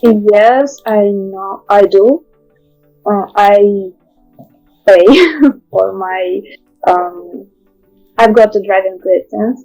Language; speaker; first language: English; non-native, learner; Russian